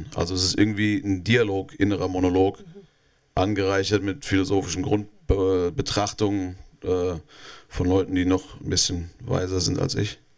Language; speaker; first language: German; native; German